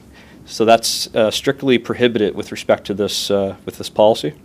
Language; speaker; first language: English; native; English